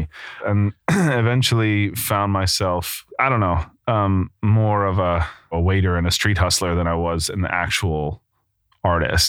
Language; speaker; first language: English; native; English